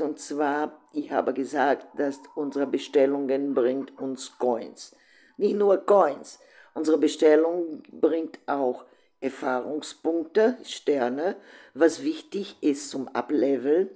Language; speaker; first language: German; non-native, fluent; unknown